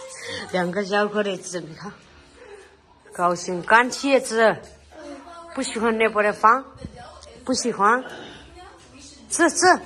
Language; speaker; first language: Chinese; non-native, learner; Nepali